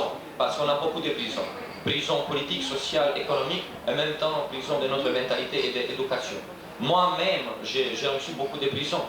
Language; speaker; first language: French; non-native, fluent; Romanian